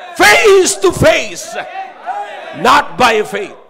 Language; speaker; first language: English; non-native, local second language; Filipino